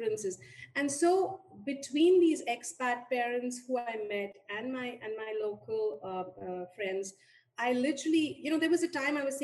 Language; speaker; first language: English; non-native, local second language; Hindi